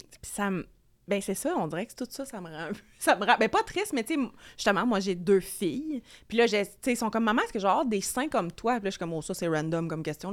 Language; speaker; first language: French; native; French